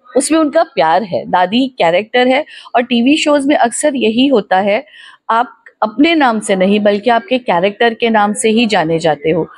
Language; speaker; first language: Hindi; non-native, local second language; Gujarati